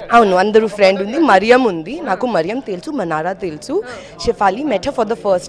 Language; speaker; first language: Telugu; non-native, learner; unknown